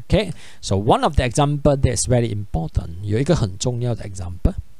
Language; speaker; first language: English; non-native, local second language; Chinese